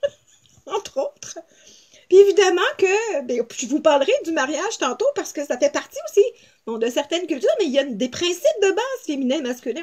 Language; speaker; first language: French; native; French